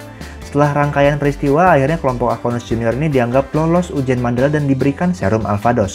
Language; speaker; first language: Indonesian; native; Indonesian